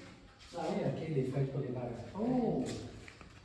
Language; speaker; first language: French; native; French